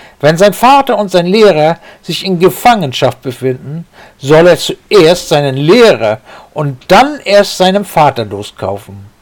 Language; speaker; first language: German; native; German